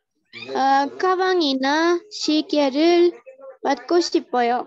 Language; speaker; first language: Korean; non-native, learner; Spanish